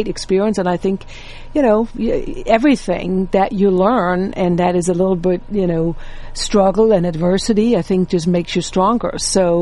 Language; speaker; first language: English; non-native, fluent; Danish